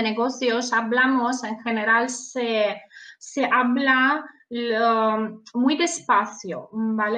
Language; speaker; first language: Spanish; non-native, fluent; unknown